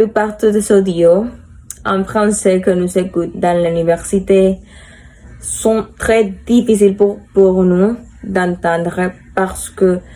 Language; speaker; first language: French; non-native, learner; Spanish